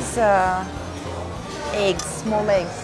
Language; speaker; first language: English; non-native, fluent; Greek